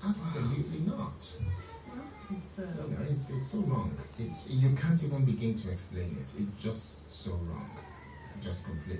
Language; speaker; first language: English; non-native, local second language; Yoruba